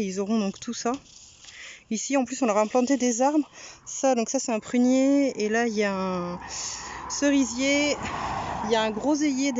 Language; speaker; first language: French; native; French